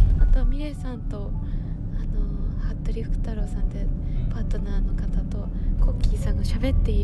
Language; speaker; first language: Japanese; native; Japanese